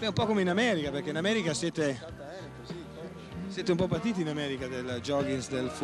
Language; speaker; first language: Italian; native; Italian